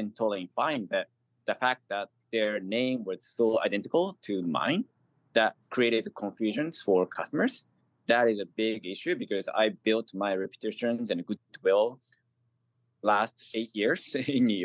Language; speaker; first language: English; non-native, fluent; Japanese